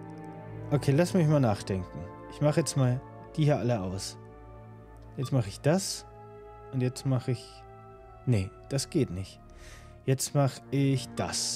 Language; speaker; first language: German; native; German